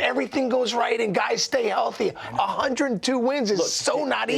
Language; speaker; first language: English; native; English